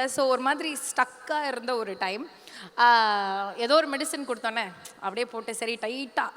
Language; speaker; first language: Tamil; native; Tamil